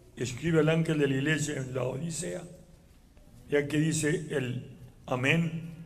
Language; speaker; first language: Spanish; native; Spanish